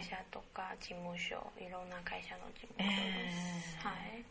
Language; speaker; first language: Japanese; non-native, learner; Chinese